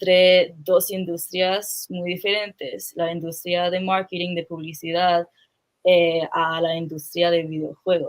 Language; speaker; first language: Spanish; non-native, fluent; English